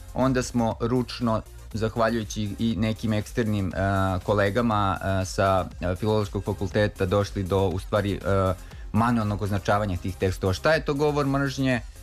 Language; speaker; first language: Serbian; native; Serbian